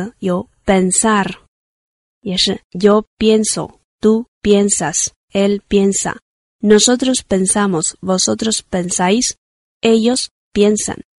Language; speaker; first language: Spanish; non-native, fluent; Chinese